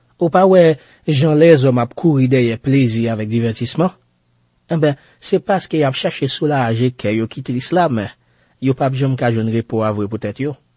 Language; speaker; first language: Haitian Creole; native; Haitian Creole